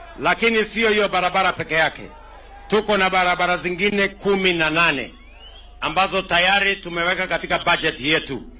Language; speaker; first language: Swahili; non-native, local second language; Kalenjin